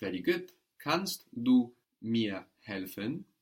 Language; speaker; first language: German; non-native, fluent; English